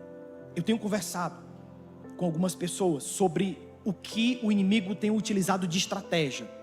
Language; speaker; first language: Portuguese; native; Portuguese